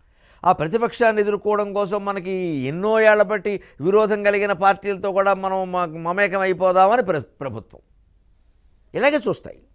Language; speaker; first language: Telugu; native; Telugu